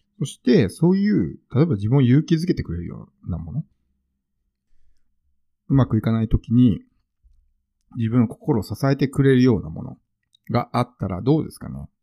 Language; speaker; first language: Japanese; native; Japanese